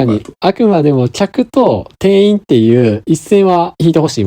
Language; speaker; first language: Japanese; native; Japanese